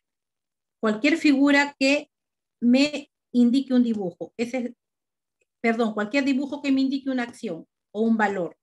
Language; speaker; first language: Spanish; native; Spanish